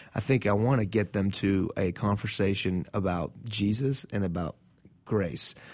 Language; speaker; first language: English; non-native, fluent; Persian